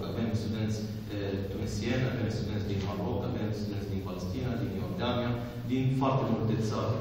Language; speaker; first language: Romanian; non-native, fluent; Arabic